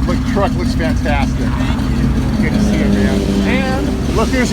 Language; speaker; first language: English; native; English